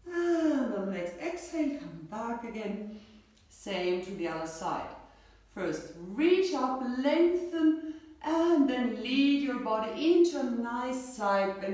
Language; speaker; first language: English; non-native, fluent; German